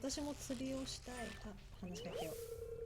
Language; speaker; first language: Japanese; native; Japanese